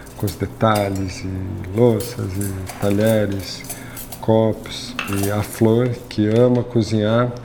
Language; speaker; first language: Portuguese; native; Portuguese